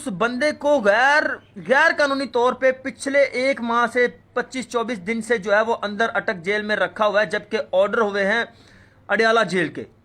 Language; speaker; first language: Urdu; non-native, local second language; Punjabi